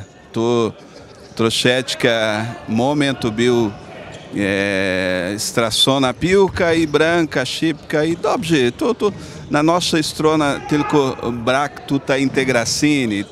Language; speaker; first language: Polish; non-native, learner; Portuguese